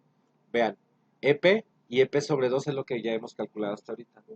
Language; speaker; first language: Spanish; native; Spanish